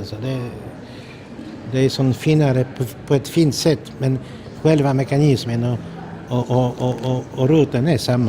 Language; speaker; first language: Swedish; non-native, fluent; Polish